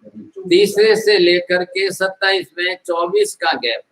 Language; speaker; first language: Hindi; non-native, local second language; Gujarati